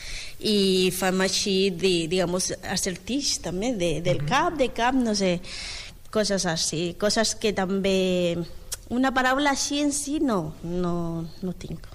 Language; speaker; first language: Catalan; non-native, learner; Spanish